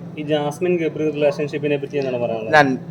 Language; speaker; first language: Malayalam; native; Malayalam